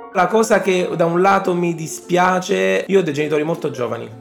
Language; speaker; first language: Italian; native; Italian